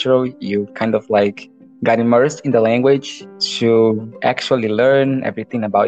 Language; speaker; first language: English; non-native, fluent; Portuguese